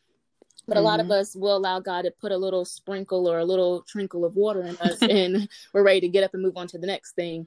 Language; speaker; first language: English; native; English